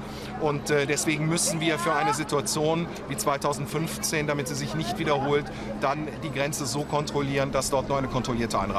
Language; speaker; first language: German; native; German